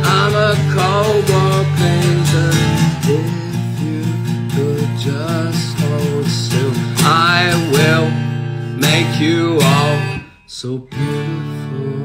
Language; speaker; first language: English; native; English